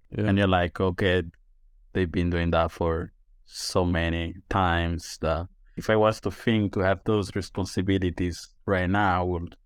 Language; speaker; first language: English; non-native, fluent; Italian